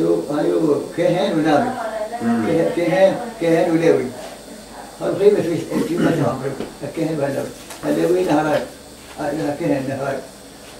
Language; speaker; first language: Hebrew; non-native, learner; Arabic